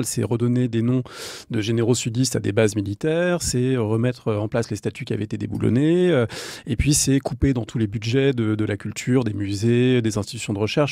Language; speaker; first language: French; native; French